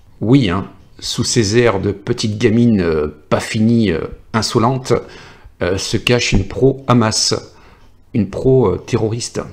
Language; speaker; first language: French; native; French